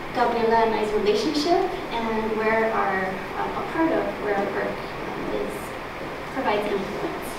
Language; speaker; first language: English; native; English